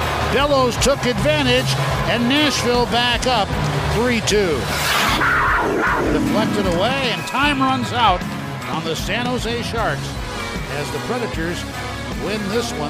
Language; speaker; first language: English; native; English